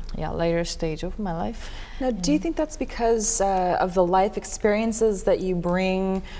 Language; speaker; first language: English; native; English